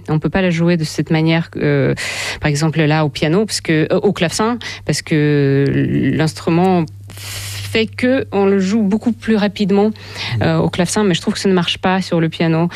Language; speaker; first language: French; non-native, fluent; Russian